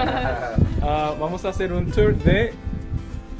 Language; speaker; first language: Spanish; non-native, learner; Korean